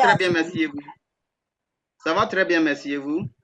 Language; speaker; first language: French; non-native, fluent; Akan